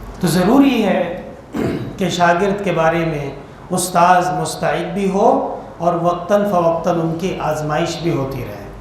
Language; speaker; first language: Urdu; non-native, local second language; Pashto